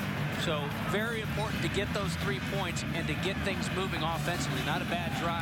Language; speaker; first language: English; native; English